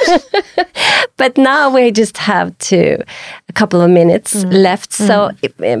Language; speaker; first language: English; non-native, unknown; Swedish